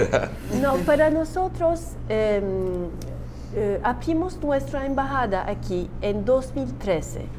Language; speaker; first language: Spanish; non-native, learner; Turkish